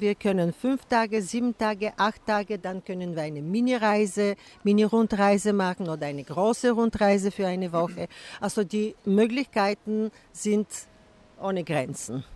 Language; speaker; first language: German; non-native, fluent; Bulgarian